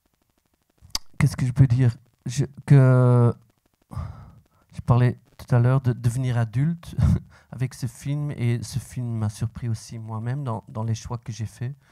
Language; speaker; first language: French; non-native, local second language; Dutch